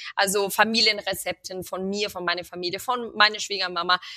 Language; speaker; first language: German; non-native, fluent; Portuguese